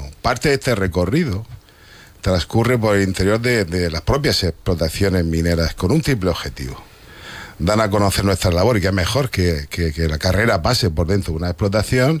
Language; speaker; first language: Spanish; native; Spanish